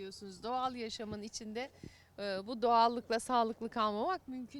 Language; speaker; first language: Turkish; native; Turkish